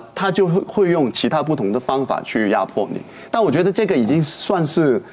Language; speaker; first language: Chinese; non-native, local second language; Cantonese